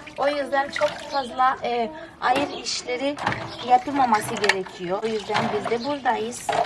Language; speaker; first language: Turkish; non-native, fluent; Portuguese